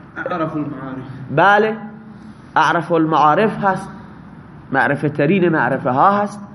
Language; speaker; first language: Persian; non-native, local second language; Baluchi